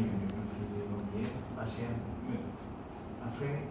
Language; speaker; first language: French; non-native, learner; Korean